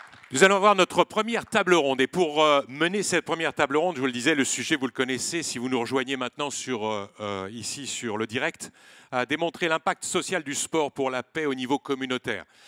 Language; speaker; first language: French; native; French